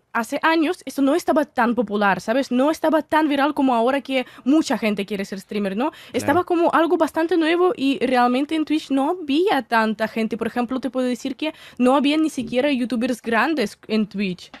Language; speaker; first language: Spanish; non-native, fluent; Russian